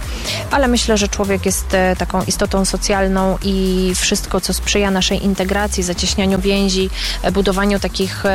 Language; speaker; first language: Polish; native; Polish